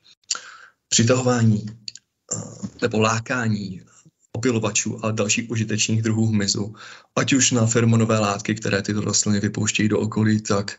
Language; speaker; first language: Czech; native; Czech